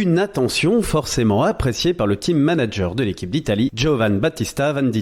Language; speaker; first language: French; native; French